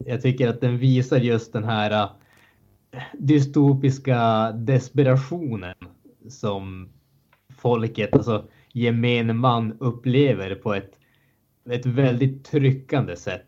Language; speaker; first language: Swedish; native; Swedish